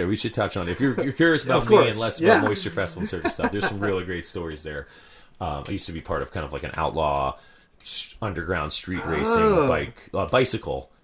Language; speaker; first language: English; native; English